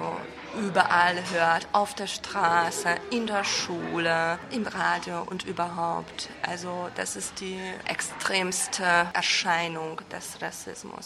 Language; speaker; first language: German; non-native, fluent; Hungarian